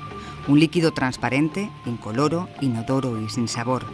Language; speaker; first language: Spanish; native; Spanish